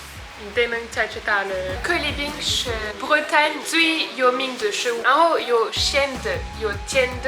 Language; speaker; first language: Chinese; non-native, fluent; French